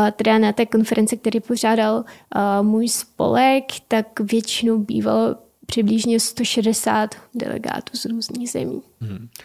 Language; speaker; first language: Czech; non-native, fluent; Ukrainian